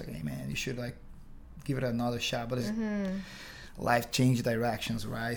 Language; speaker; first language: English; non-native, fluent; Portuguese